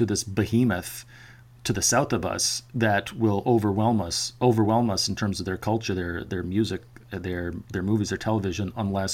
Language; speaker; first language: English; native; English